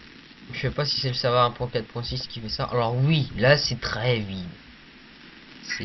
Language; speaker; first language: French; native; French